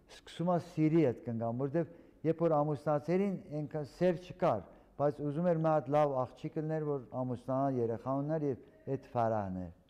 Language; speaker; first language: Armenian; early bilingual, heritage; Armenian